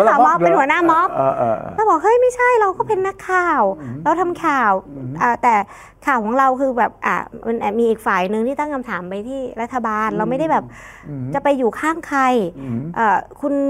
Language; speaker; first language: Thai; native; Thai